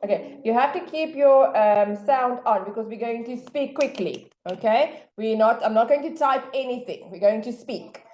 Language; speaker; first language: English; non-native, fluent; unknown